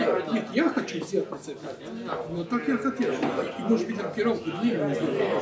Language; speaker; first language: Russian; non-native, learner; Serbian